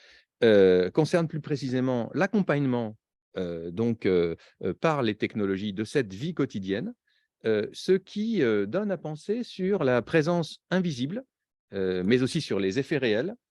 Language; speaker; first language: French; native; French